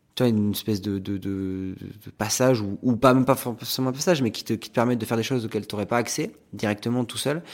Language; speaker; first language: French; native; French